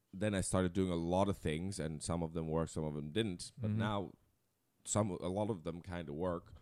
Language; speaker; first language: English; non-native, fluent; Dutch